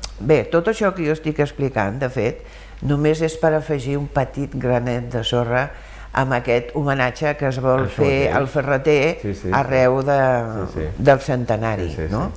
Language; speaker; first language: Catalan; early bilingual, other home language; German